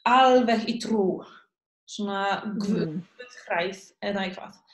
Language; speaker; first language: Icelandic; non-native, fluent; Polish